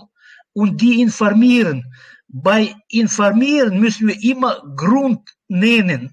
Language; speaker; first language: German; non-native, learner; Russian